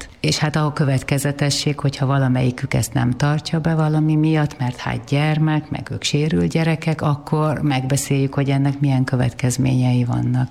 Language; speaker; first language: Hungarian; native; Hungarian